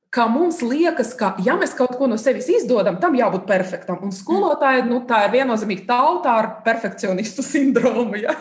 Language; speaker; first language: Latvian; non-native, fluent; Russian